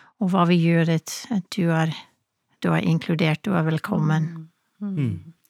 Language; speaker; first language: Norwegian; non-native, fluent; English